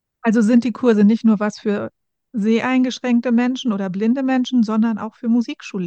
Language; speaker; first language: German; native; German